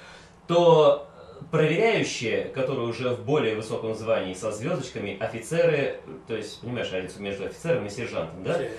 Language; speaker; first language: Russian; native; Russian